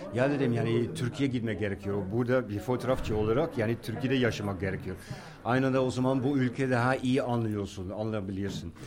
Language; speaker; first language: Turkish; non-native, fluent; Dutch